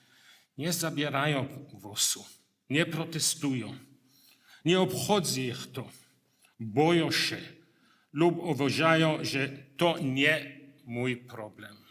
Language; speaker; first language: Polish; non-native, learner; English